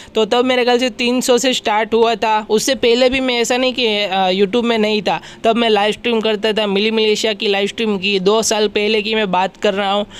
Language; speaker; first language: Hindi; non-native, local second language; Gujarati